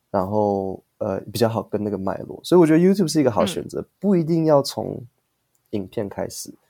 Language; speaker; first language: Chinese; native; Chinese